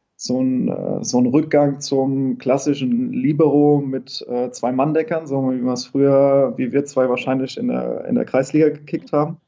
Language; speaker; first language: German; native; German